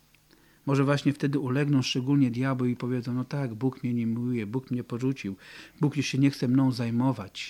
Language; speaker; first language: Polish; native; Polish